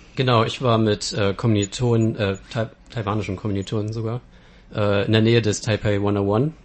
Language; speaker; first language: German; native; German